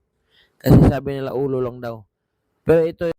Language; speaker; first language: Filipino; non-native, local second language; Cebuano